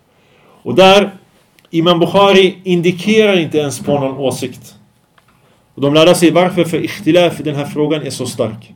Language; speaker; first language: Swedish; early bilingual, other home language; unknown